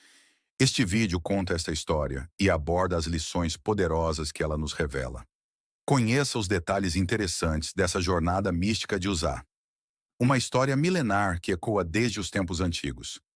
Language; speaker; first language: Portuguese; native; Portuguese